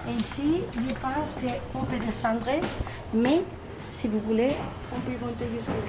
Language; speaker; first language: French; non-native, fluent; Spanish